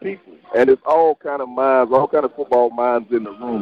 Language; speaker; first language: English; native; English